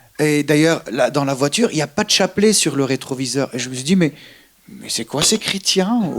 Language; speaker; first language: French; non-native, local second language; Arabic